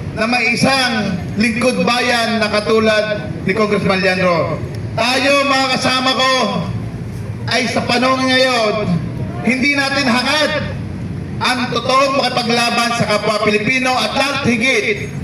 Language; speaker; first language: Filipino; native; Filipino